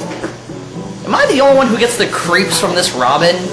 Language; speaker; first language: English; native; English